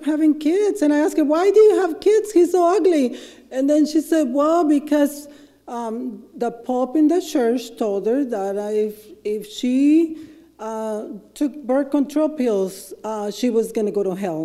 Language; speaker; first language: English; non-native, fluent; Spanish